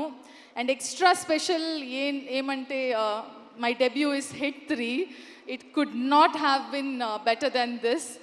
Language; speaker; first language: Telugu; non-native, learner; Kannada